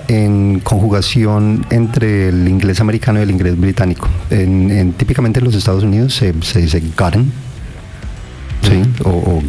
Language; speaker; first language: Spanish; non-native, fluent; English